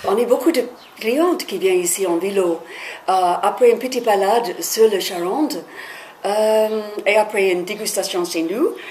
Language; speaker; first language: French; non-native, fluent; English